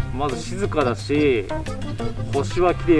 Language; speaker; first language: Japanese; native; Japanese